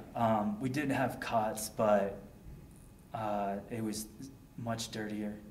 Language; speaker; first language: English; native; English